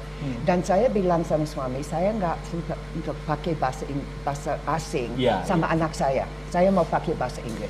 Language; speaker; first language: Indonesian; non-native, learner; English